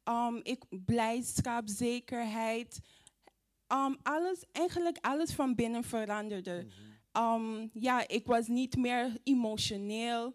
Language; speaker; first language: Dutch; non-native, fluent; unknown